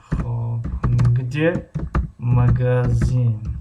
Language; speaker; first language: Russian; non-native, fluent; Tajik